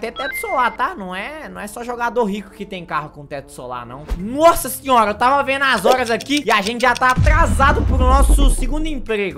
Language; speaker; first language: Portuguese; native; Portuguese